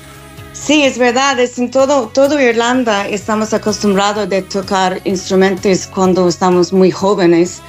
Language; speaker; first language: Spanish; non-native, learner; English